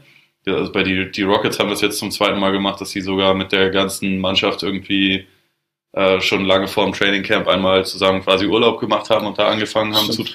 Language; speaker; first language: German; native; German